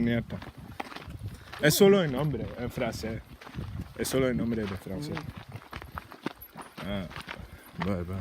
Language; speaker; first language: Spanish; non-native, learner; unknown